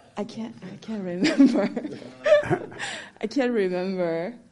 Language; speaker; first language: English; non-native, fluent; Japanese